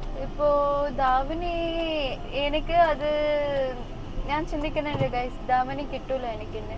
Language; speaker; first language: Malayalam; early bilingual, heritage; Malayalam